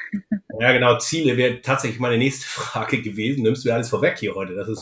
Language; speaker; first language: German; native; German